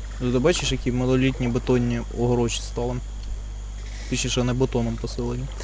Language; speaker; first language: Ukrainian; non-native, local second language; Russian